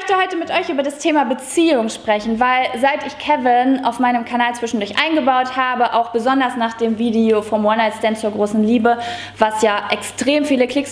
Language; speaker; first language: German; native; German